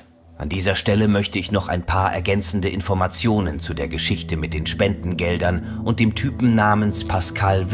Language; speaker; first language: German; native; German